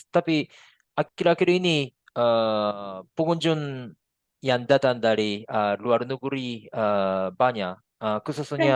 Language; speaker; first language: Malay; non-native, fluent; Japanese